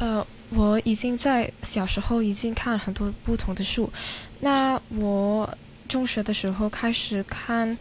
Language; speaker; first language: Chinese; non-native, local second language; Cantonese